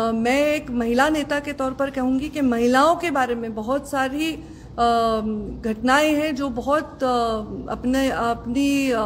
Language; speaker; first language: Hindi; non-native, local second language; Marathi